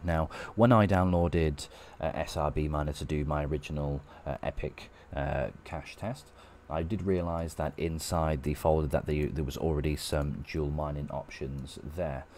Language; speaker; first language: English; native; English